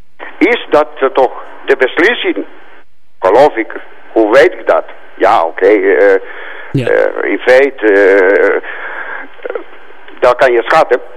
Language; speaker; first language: Dutch; non-native, fluent; Greek